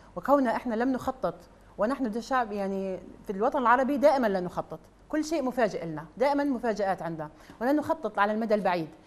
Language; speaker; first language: Arabic; native; Arabic